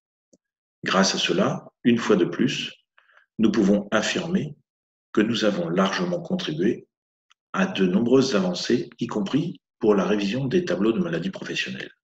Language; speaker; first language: French; native; French